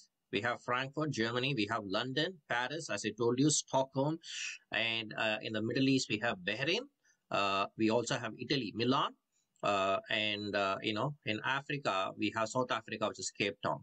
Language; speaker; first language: English; non-native, local second language; Tamil